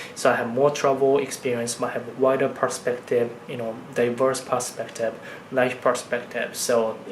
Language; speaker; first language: English; non-native, fluent; Japanese